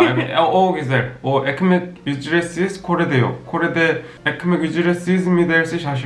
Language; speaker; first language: Turkish; non-native, learner; Korean